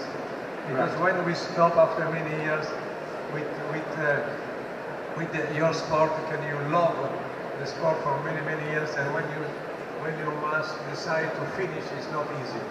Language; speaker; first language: English; non-native, learner; Italian